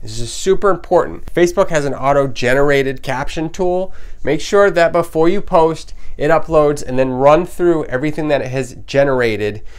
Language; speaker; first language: English; native; English